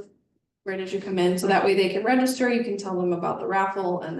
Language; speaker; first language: English; native; English